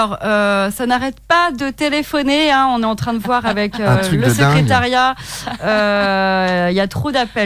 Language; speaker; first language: French; native; French